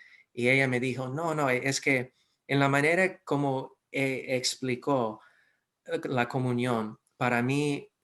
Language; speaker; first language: Spanish; non-native, fluent; English